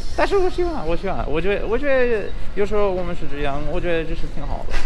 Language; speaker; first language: Chinese; non-native, learner; English